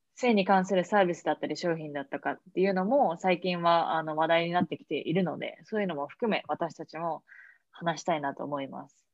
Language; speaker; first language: Japanese; native; Japanese